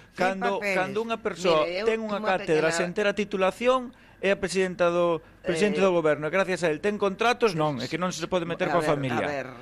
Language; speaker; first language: Galician; native; Galician